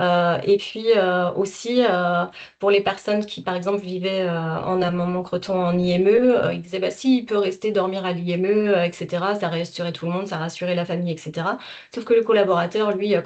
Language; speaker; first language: French; native; French